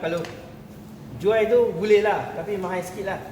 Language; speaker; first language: Malay; native; Malay